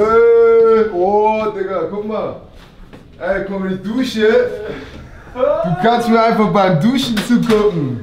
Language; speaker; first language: German; native; German